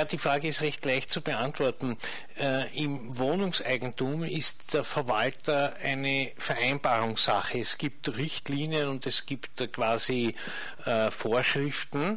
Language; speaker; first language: German; native; German